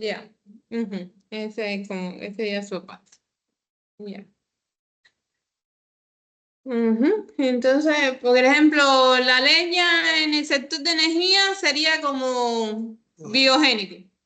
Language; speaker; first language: Spanish; native; Spanish